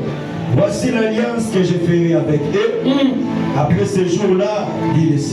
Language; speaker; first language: French; non-native, local second language; Lingala